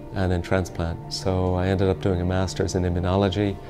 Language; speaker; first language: English; native; English